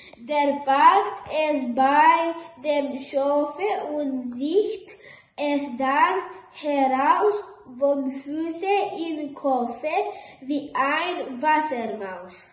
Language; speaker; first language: German; non-native, learner; Romanian